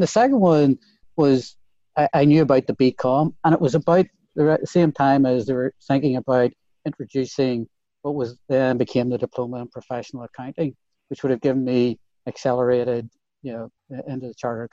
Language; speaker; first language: English; native; English